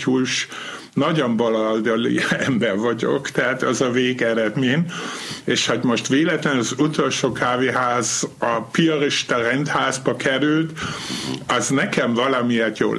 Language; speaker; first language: Hungarian; non-native, fluent; German